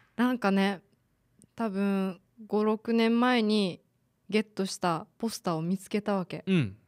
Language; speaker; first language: Japanese; native; Japanese